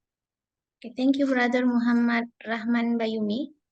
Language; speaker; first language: English; non-native, fluent; Indonesian